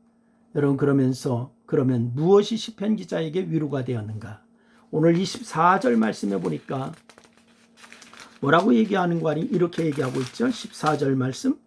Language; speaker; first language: Korean; native; Korean